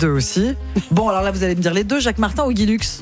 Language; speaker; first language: French; native; French